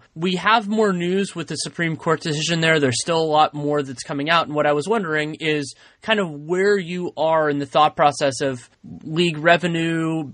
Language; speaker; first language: English; native; English